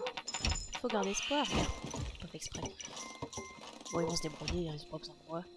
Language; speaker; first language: French; native; French